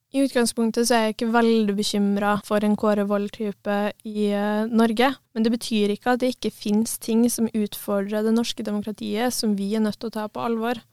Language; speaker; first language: Norwegian; native; Norwegian